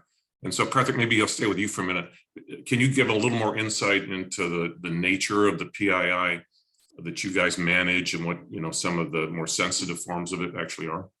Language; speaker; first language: English; native; English